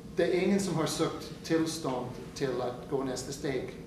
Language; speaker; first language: Swedish; non-native, fluent; English